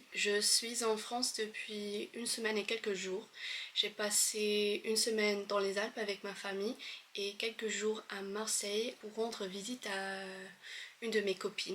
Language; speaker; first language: French; non-native, fluent; English